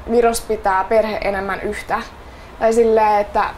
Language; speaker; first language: Finnish; early bilingual, other home language; Estonian